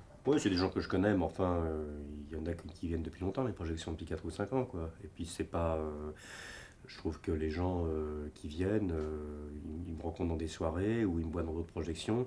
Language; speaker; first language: French; native; French